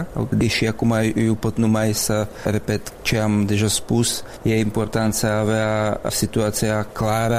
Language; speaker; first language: Romanian; non-native, learner; Czech